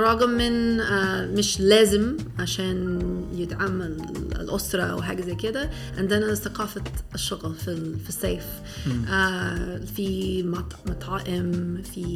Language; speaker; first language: Arabic; non-native, fluent; English